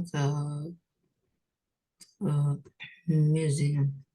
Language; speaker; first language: English; non-native, learner; Vietnamese